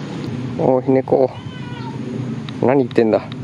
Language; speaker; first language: Japanese; native; Japanese